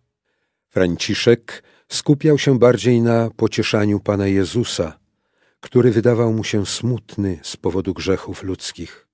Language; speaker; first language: Polish; native; Polish